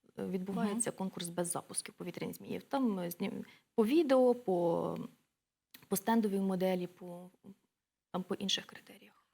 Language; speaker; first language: Ukrainian; native; Ukrainian